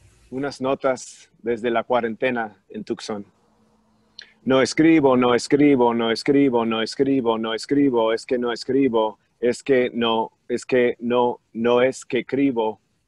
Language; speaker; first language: Spanish; non-native, fluent; English